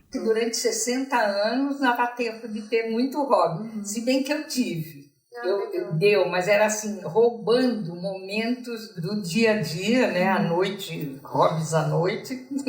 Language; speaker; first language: Portuguese; native; Portuguese